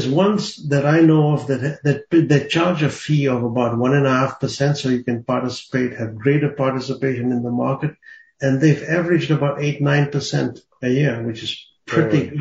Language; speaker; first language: English; native; English